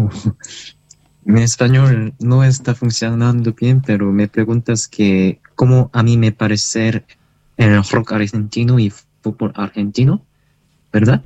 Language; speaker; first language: Spanish; non-native, learner; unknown